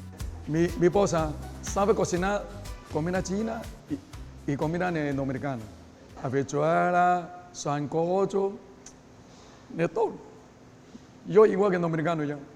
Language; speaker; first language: Spanish; non-native, learner; Chinese